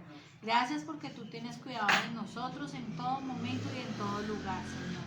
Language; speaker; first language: Spanish; native; Spanish